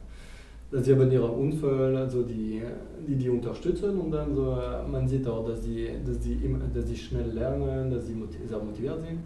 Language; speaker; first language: German; non-native, fluent; French